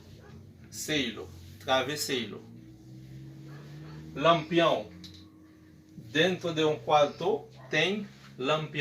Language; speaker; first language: Portuguese; non-native, learner; Haitian Creole